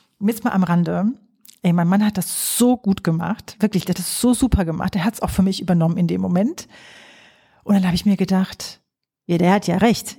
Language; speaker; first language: German; early bilingual, other home language; Polish